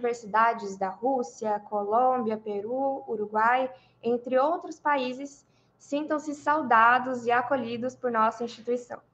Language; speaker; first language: Portuguese; native; Portuguese